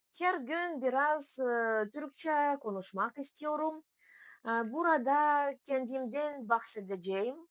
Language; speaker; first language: Turkish; non-native, learner; Tatar